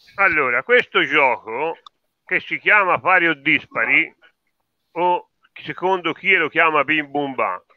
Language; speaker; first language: Italian; native; Italian